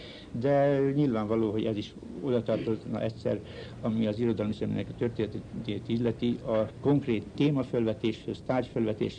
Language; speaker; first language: Hungarian; native; Hungarian